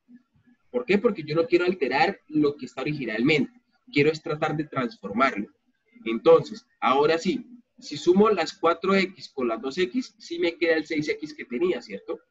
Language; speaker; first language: Spanish; native; Spanish